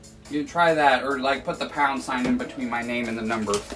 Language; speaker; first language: English; native; English